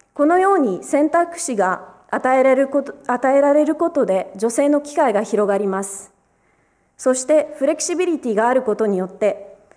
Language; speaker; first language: Japanese; early bilingual, other home language; Romanian